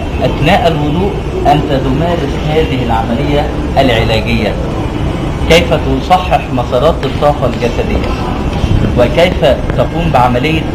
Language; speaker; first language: Arabic; native; Arabic